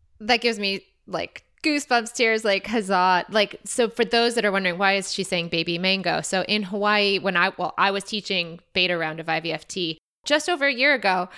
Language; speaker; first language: English; native; English